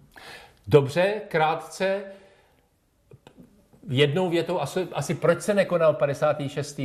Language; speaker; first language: Czech; native; Czech